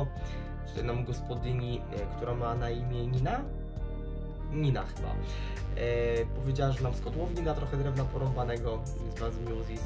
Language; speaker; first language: Polish; native; Polish